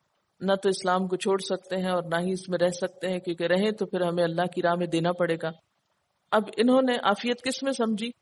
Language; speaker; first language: Urdu; native; Urdu